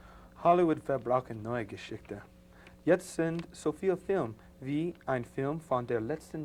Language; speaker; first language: German; non-native, learner; English